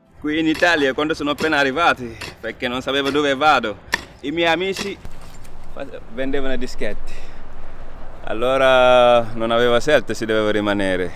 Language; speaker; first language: Italian; non-native, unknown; Wolof